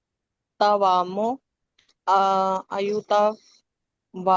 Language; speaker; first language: Italian; non-native, learner; Urdu